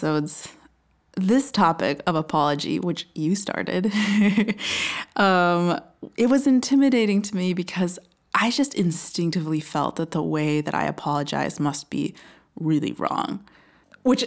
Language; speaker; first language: English; native; English